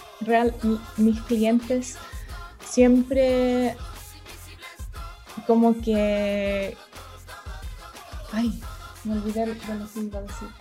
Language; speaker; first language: Spanish; early bilingual, heritage; Spanish